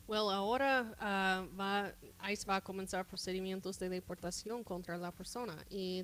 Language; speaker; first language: Spanish; non-native, fluent; English